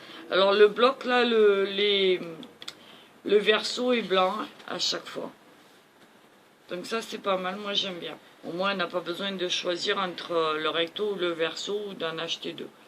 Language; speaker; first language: French; native; French